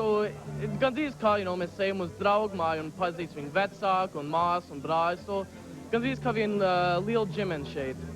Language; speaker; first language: Latvian; early bilingual, heritage; Latvian